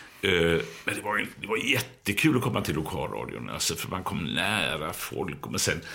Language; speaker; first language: Swedish; native; Swedish